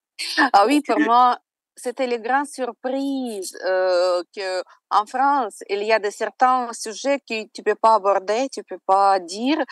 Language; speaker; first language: French; non-native, fluent; Russian